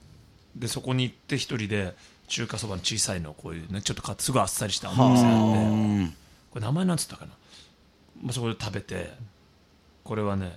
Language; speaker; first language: Japanese; native; Japanese